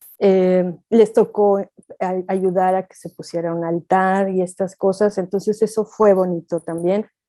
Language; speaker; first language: Spanish; native; Spanish